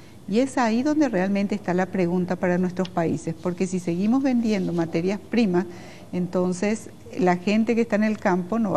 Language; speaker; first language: Spanish; native; Spanish